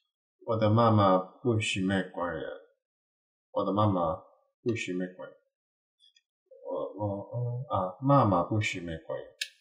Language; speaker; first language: Chinese; non-native, learner; Korean